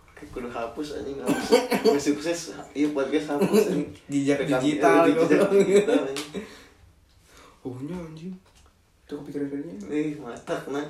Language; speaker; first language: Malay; non-native, local second language; Sundanese